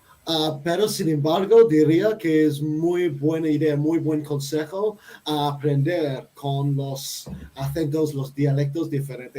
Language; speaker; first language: Spanish; non-native, fluent; English